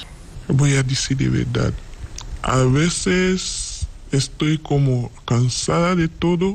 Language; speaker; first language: Spanish; non-native, learner; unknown